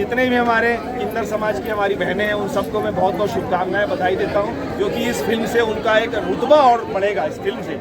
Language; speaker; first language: Hindi; native; Hindi